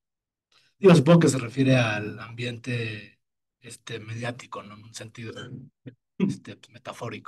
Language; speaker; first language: Spanish; native; Spanish